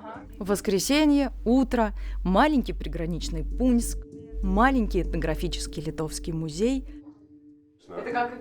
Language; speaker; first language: Russian; native; Russian